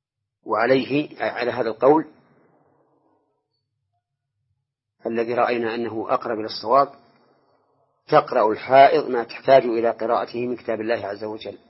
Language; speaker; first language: Arabic; native; Arabic